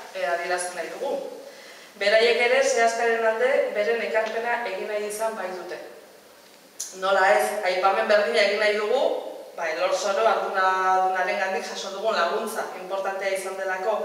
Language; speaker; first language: Basque; native; Basque